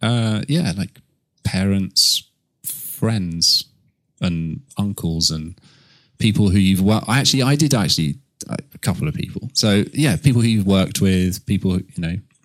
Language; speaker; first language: English; native; English